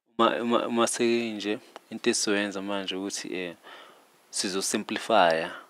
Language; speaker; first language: Zulu; native; Zulu